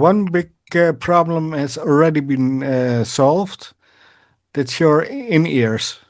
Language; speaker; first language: English; non-native, fluent; Dutch